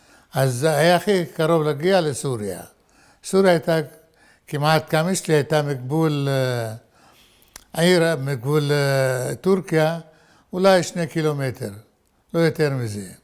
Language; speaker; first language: Hebrew; non-native, fluent; Arabic